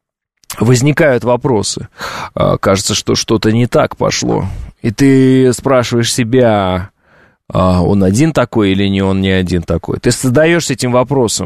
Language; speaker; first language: Russian; native; Russian